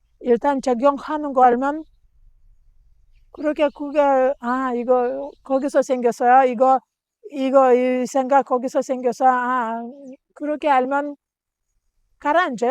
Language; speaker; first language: Korean; non-native, learner; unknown